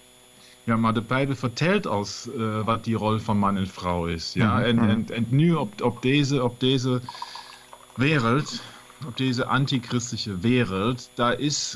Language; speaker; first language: Dutch; non-native, learner; German